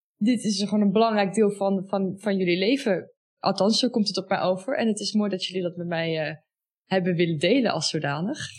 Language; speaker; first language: Dutch; native; Dutch